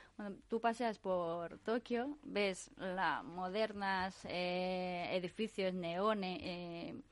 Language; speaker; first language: Spanish; non-native, fluent; Japanese